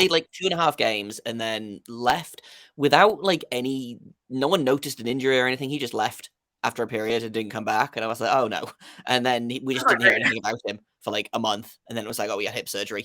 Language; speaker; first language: English; native; English